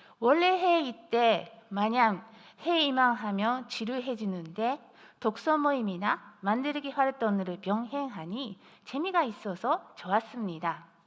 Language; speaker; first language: Korean; non-native, fluent; Japanese